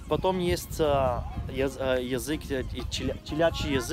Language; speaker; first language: Russian; non-native, learner; Bulgarian